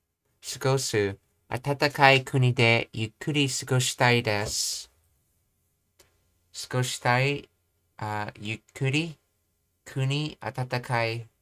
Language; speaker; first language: Japanese; non-native, learner; English